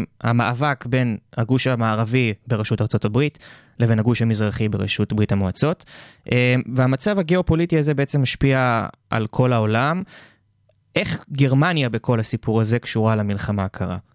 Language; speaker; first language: Hebrew; native; Hebrew